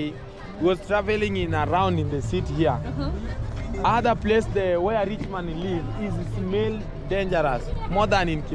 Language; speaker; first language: English; non-native, learner; Swahili